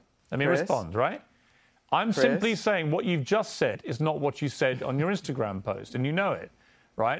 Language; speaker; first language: English; native; English